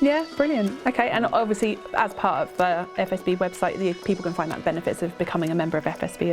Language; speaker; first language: English; native; English